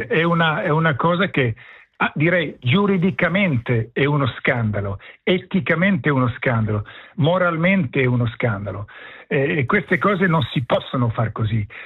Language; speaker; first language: Italian; early bilingual, heritage; French